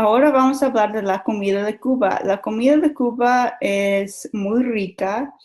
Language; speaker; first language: Spanish; non-native, learner; English